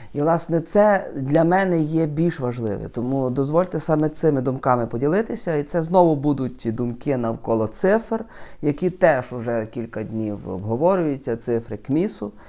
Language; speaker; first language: Ukrainian; native; Ukrainian